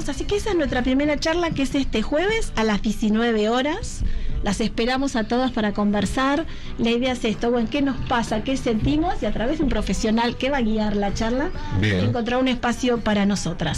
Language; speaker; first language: Spanish; native; Spanish